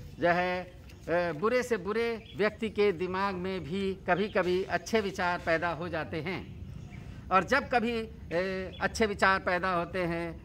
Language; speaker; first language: Hindi; native; Hindi